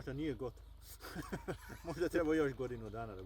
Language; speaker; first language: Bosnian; non-native, learner; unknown